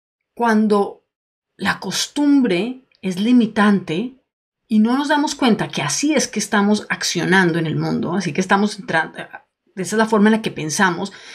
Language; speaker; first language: Spanish; native; Spanish